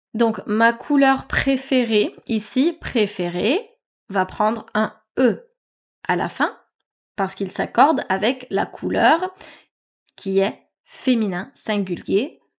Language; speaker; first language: French; native; French